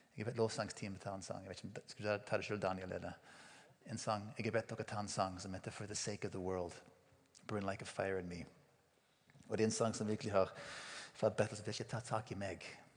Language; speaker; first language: Norwegian; non-native, fluent; English